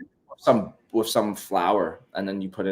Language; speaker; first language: English; native; English